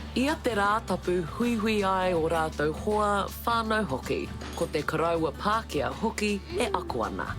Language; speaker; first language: Māori; non-native, local second language; English